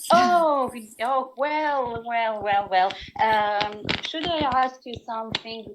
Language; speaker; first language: English; non-native, learner; Serbian